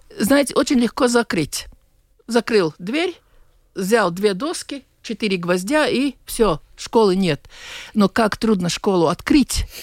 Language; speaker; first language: Russian; non-native, local second language; Latvian